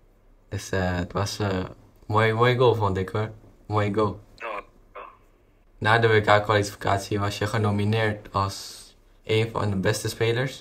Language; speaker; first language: Dutch; non-native, fluent; Indonesian